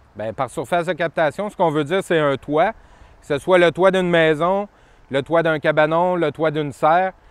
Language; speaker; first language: French; native; French